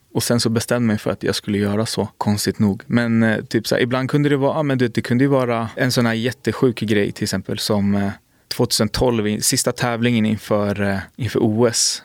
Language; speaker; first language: Swedish; native; Swedish